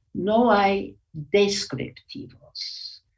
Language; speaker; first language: Spanish; non-native, learner; English